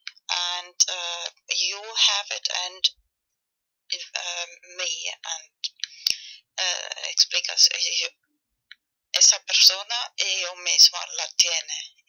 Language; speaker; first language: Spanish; non-native, fluent; German